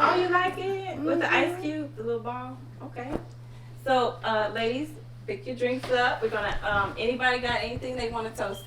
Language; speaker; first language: English; native; English